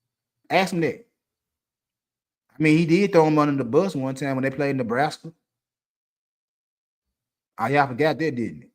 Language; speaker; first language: English; native; English